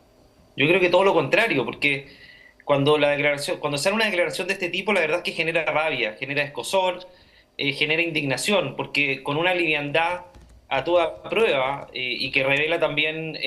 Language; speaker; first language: Spanish; native; Spanish